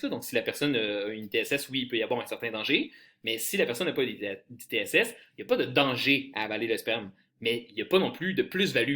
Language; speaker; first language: French; native; French